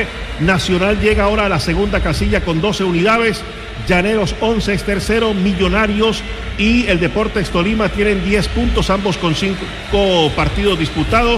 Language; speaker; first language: Spanish; native; Spanish